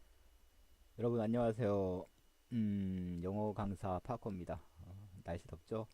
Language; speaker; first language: Korean; native; Korean